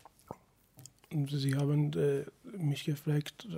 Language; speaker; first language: German; non-native, fluent; Persian